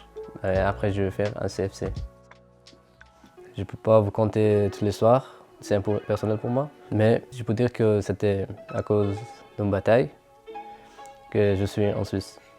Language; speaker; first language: French; non-native, learner; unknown